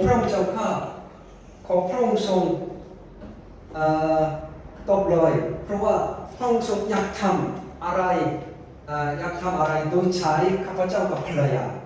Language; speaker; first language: Thai; non-native, fluent; Korean